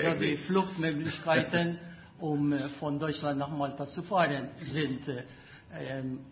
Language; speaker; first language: German; non-native, fluent; Maltese